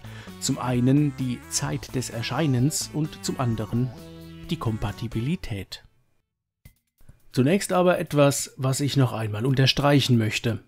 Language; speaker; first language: German; native; German